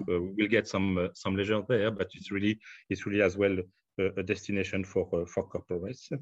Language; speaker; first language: English; non-native, fluent; French